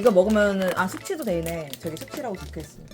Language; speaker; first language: Korean; native; Korean